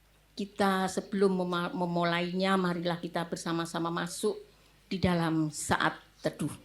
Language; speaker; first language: Indonesian; native; Indonesian